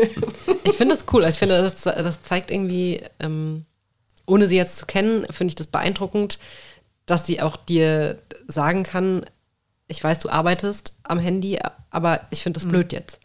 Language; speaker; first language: German; native; German